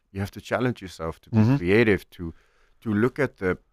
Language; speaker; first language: English; non-native, fluent; Icelandic